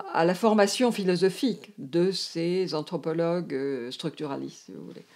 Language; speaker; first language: French; native; French